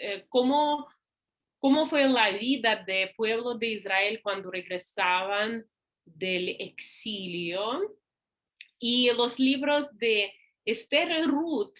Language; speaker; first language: Spanish; non-native, fluent; English